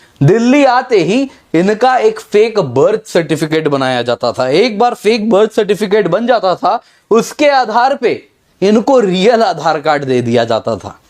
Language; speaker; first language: Hindi; native; Hindi